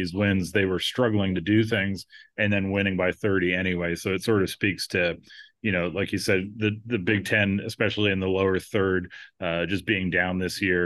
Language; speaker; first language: English; native; English